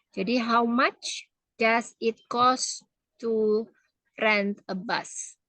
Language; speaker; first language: English; non-native, fluent; Indonesian